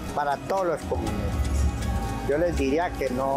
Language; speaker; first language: Spanish; native; Spanish